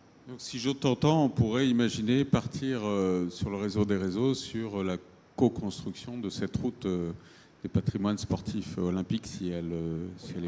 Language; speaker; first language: French; native; French